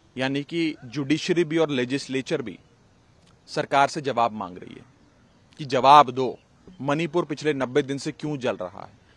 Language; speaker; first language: Hindi; native; Hindi